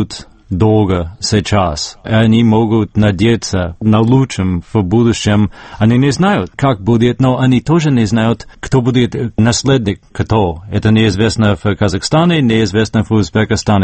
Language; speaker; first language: Russian; non-native, fluent; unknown